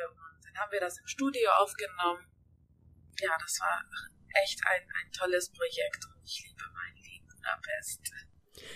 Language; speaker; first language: German; early bilingual, other home language; Hungarian